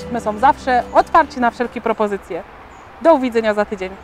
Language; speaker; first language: Polish; native; Polish